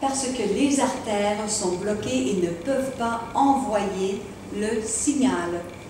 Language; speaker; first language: French; native; French